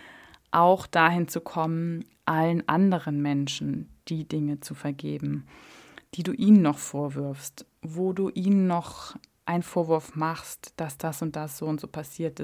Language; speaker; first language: German; native; German